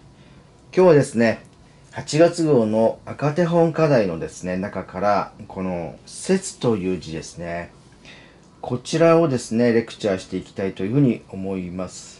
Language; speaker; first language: Japanese; native; Japanese